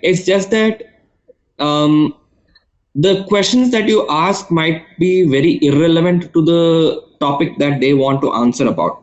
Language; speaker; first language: English; non-native, local second language; Telugu